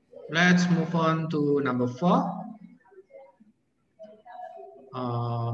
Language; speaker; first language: English; non-native, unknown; Indonesian